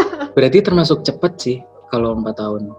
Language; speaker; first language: Indonesian; native; Indonesian